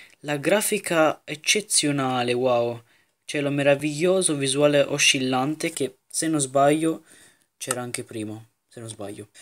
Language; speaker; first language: Italian; native; Italian